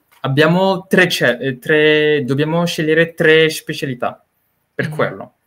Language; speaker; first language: Italian; non-native, learner; Malagasy